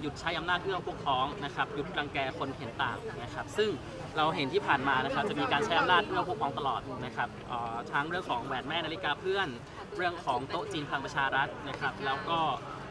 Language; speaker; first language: Thai; native; Thai